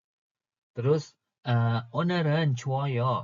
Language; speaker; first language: Korean; non-native, fluent; Indonesian